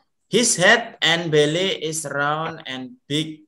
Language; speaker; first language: English; non-native, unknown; Indonesian